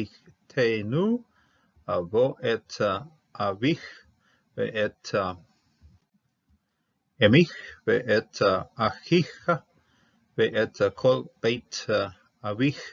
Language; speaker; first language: Hebrew; non-native, fluent; English